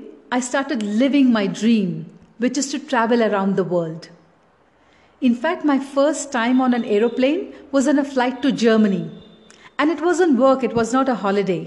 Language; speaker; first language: English; non-native, local second language; Tamil